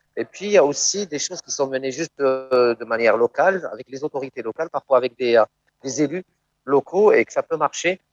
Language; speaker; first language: French; non-native, local second language; Arabic